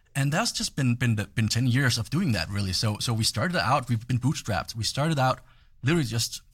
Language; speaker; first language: English; non-native, fluent; Danish